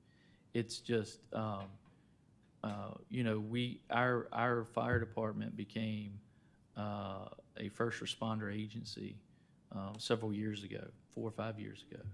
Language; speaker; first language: English; native; English